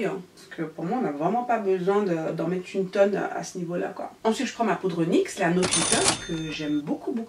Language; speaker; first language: French; native; French